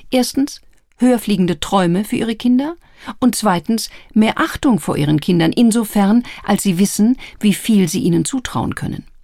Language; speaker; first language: German; native; German